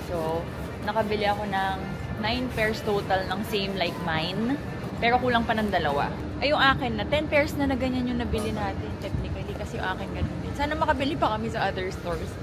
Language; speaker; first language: Filipino; native; Filipino